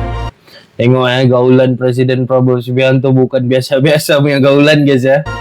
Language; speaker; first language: Malay; native; Malay